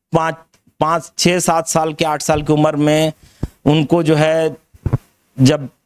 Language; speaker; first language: Hindi; native; Hindi